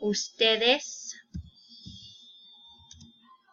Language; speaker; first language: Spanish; non-native, fluent; English